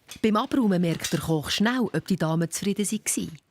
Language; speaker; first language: German; native; German